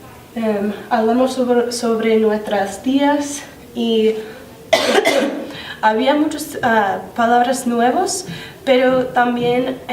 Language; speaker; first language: Spanish; non-native, learner; English